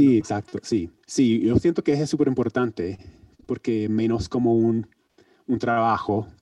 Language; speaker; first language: Spanish; non-native, learner; English